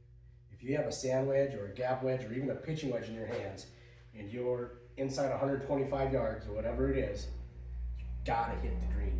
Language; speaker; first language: English; native; English